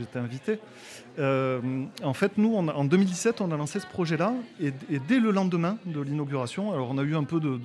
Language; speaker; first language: French; native; French